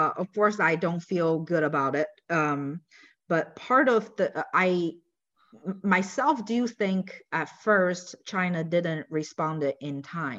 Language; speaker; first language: English; non-native, fluent; Chinese